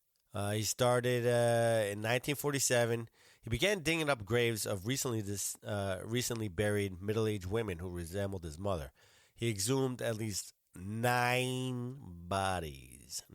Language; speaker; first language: English; native; English